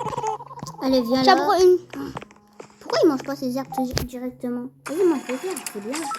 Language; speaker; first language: French; native; French